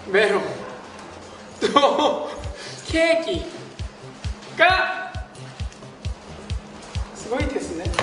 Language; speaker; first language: Japanese; non-native, learner; Korean